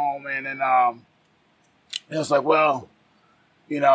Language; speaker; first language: English; native; English